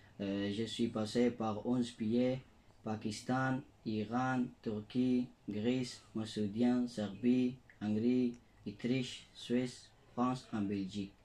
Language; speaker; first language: French; non-native, learner; Pashto